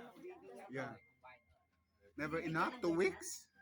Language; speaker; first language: English; non-native, local second language; Filipino